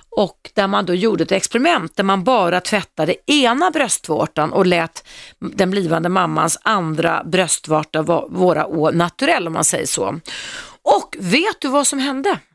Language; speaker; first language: Swedish; native; Swedish